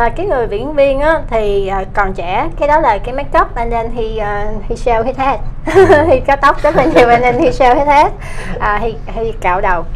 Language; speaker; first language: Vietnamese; early bilingual, heritage; Vietnamese